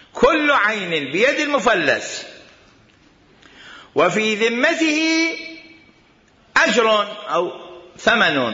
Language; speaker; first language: Arabic; native; Arabic